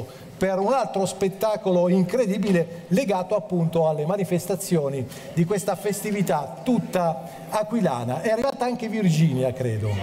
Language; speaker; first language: Italian; native; Italian